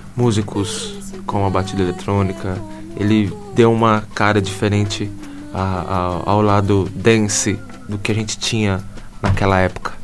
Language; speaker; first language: Portuguese; native; Portuguese